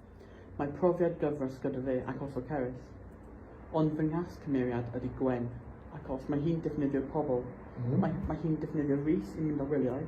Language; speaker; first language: Welsh; non-native, local second language; English